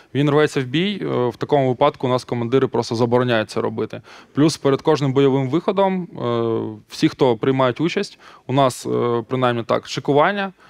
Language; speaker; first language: Ukrainian; non-native, local second language; Russian